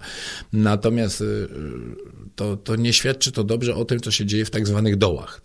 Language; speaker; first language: Polish; native; Polish